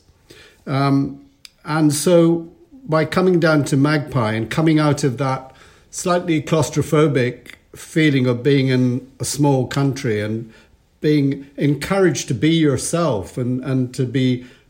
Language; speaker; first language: English; native; English